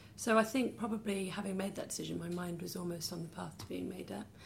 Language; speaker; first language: English; native; English